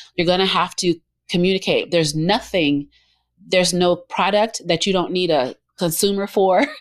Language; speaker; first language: English; native; English